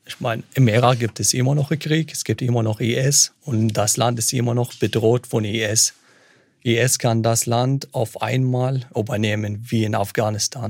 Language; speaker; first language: German; non-native, fluent; Arabic